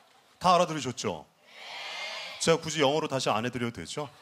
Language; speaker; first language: Korean; native; Korean